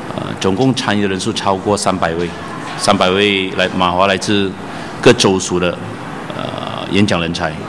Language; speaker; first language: Chinese; native; Chinese